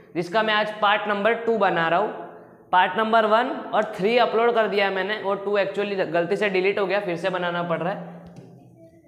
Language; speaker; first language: Hindi; non-native, local second language; Gujarati